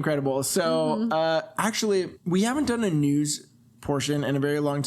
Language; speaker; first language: English; native; English